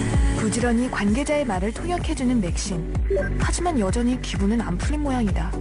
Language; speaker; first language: Korean; native; Korean